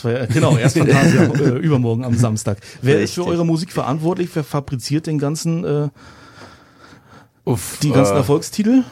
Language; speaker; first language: German; native; German